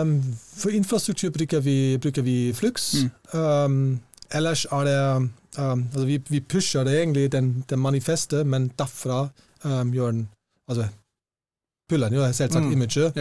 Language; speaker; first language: Norwegian; non-native, fluent; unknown